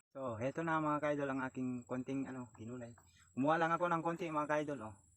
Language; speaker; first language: Filipino; non-native, local second language; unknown